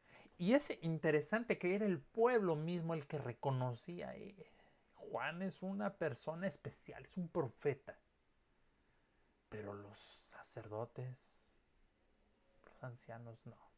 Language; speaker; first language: Spanish; native; Spanish